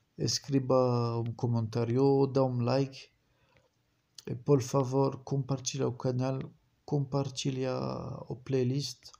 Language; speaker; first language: Portuguese; non-native, fluent; French